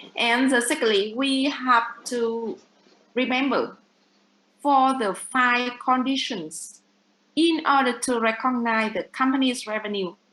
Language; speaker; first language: English; non-native, fluent; Vietnamese